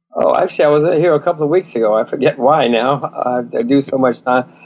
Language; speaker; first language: English; native; English